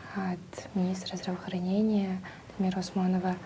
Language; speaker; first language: Russian; non-native, local second language; Kyrgyz